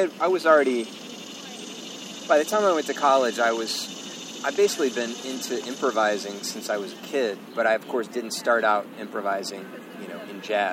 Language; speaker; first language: English; native; English